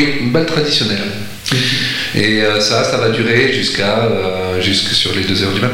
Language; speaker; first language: French; native; French